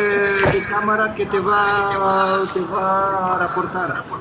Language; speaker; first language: Spanish; non-native, learner; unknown